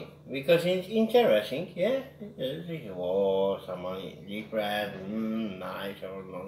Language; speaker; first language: English; non-native, learner; Polish